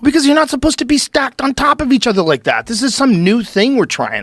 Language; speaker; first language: English; native; English